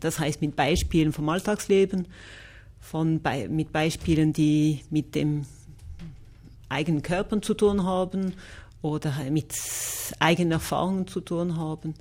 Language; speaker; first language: German; non-native, local second language; French